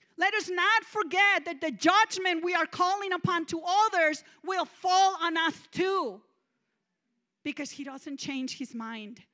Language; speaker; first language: English; non-native, fluent; Spanish